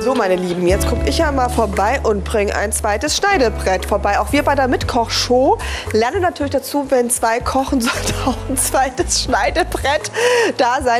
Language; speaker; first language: German; native; German